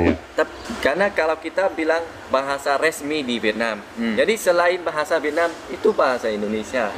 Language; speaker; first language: Indonesian; non-native, fluent; Vietnamese